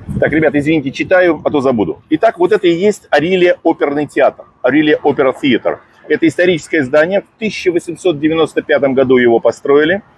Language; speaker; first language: Russian; native; Russian